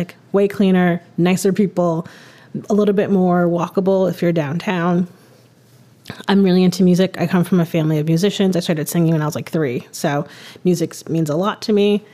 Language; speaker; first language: English; native; English